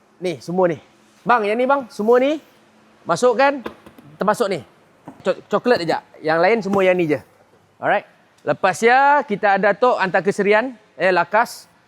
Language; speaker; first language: Malay; native; Malay